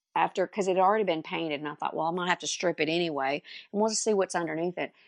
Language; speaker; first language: English; native; English